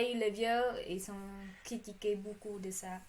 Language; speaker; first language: French; non-native, learner; Khmer